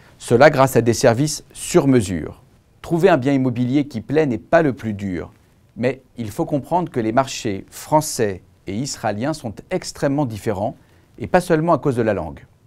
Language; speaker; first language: French; native; French